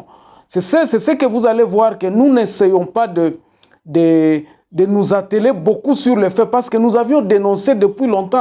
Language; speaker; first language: French; non-native, local second language; Lingala